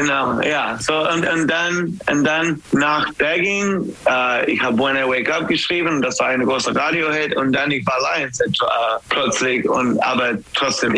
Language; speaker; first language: German; non-native, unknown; English